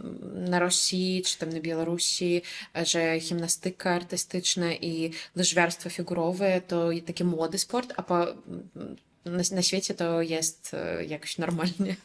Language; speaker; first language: Polish; non-native, fluent; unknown